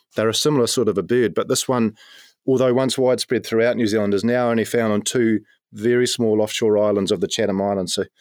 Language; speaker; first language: English; native; English